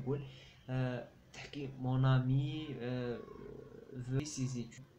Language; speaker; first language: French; non-native, local second language; Arabic